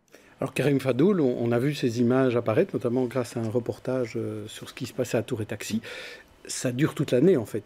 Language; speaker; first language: French; native; French